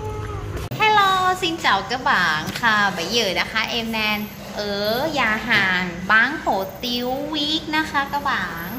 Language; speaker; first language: Vietnamese; non-native, learner; Thai